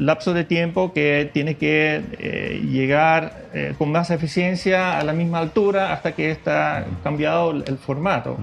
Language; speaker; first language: Spanish; non-native, fluent; Dutch